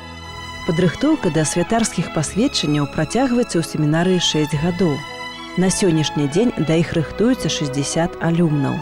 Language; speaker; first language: Belarusian; native; Belarusian